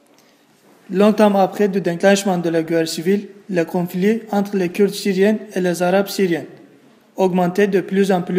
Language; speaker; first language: French; non-native, learner; Turkish